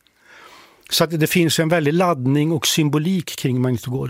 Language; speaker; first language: Swedish; native; Swedish